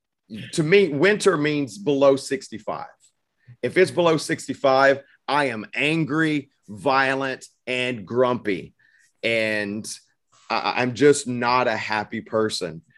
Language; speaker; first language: English; native; English